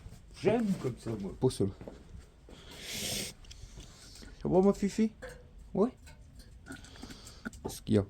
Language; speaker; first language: French; native; French